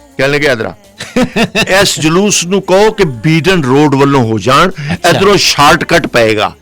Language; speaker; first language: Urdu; non-native, local second language; Saraiki